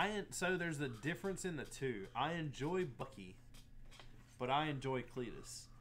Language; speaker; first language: English; native; English